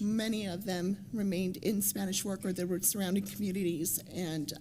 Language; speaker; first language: English; native; English